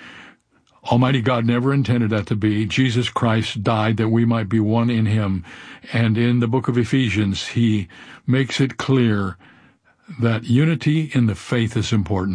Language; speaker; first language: English; native; English